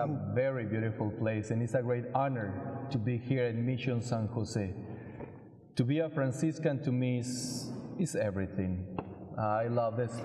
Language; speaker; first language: English; non-native, fluent; Spanish